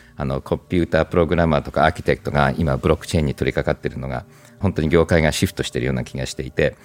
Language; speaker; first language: Japanese; early bilingual, heritage; Japanese